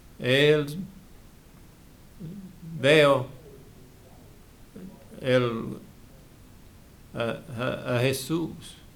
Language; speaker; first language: Spanish; non-native, learner; English